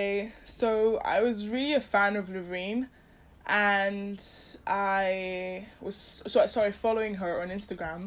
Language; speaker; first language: English; non-native, local second language; Yoruba